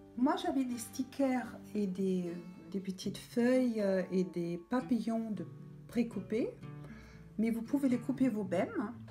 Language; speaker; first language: French; native; French